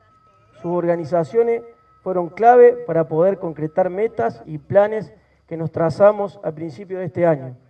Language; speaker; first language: Spanish; native; Spanish